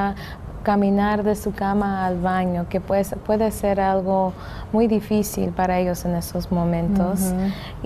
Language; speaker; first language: Spanish; early bilingual, heritage; English